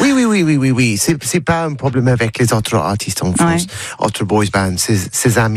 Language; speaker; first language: French; non-native, learner; English